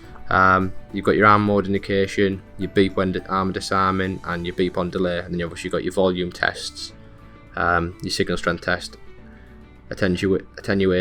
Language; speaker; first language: English; native; English